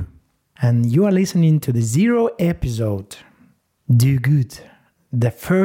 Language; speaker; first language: English; non-native, fluent; Russian